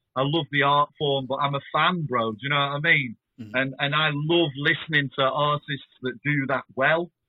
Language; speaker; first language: English; native; English